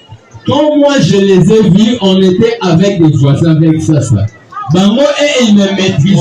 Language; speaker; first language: French; non-native, local second language; Lingala